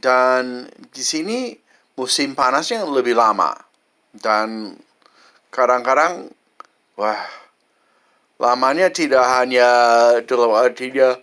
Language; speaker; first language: Indonesian; non-native, fluent; English